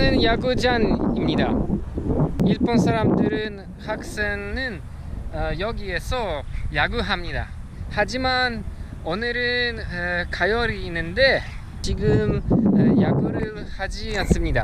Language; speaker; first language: Korean; non-native, learner; Polish